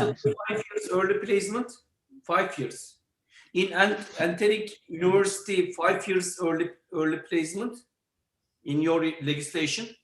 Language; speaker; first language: English; non-native, learner; Turkish